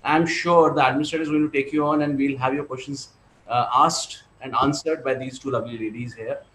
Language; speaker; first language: English; non-native, local second language; Hindi